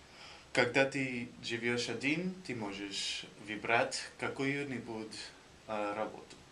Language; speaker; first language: Russian; non-native, learner; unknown